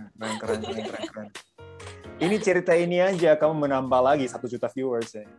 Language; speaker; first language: Indonesian; non-native, fluent; Japanese